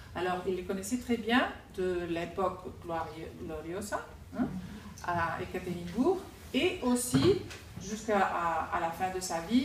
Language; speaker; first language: French; non-native, fluent; Spanish